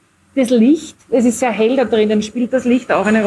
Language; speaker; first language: German; native; German